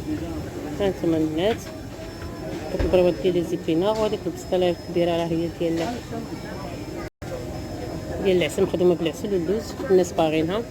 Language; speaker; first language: Arabic; native; Arabic